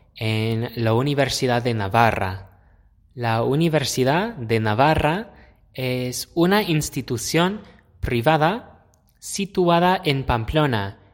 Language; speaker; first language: Spanish; non-native, fluent; English